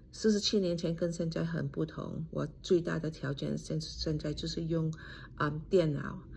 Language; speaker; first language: Chinese; non-native, fluent; English